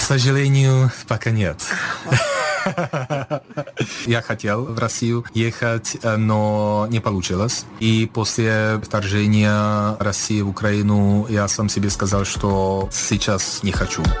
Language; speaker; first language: Russian; non-native, fluent; Czech